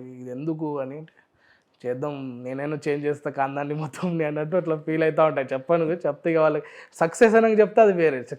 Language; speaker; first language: Telugu; non-native, local second language; Urdu